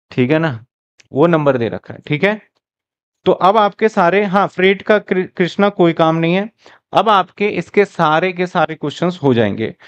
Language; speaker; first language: Hindi; native; Hindi